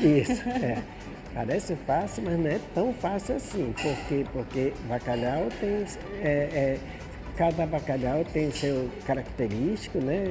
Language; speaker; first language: Portuguese; non-native, fluent; Japanese